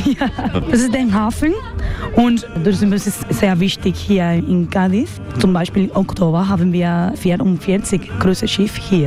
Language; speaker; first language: German; non-native, learner; Spanish